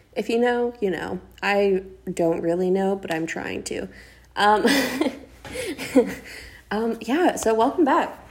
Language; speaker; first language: English; native; English